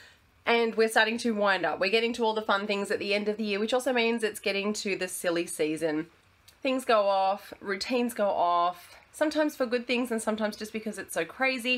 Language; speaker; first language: English; native; English